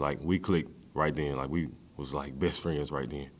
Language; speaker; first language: English; native; English